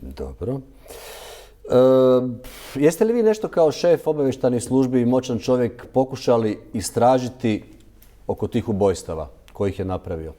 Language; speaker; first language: Croatian; native; Croatian